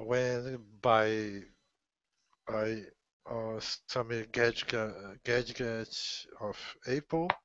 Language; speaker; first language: English; non-native, learner; Portuguese